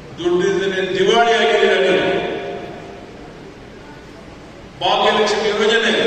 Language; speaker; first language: Kannada; native; Kannada